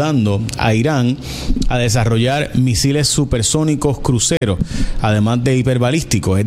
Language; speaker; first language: Spanish; native; Spanish